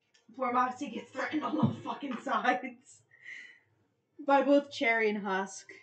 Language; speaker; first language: English; native; English